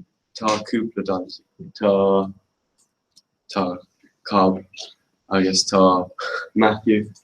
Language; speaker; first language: Irish; non-native, local second language; English